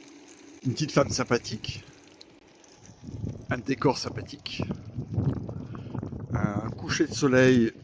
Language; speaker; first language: French; native; French